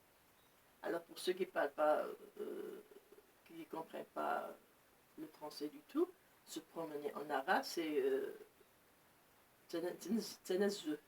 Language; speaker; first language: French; non-native, local second language; Arabic